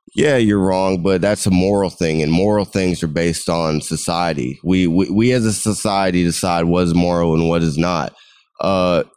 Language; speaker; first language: English; native; English